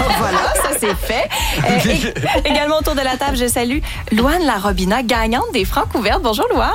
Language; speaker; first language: French; native; French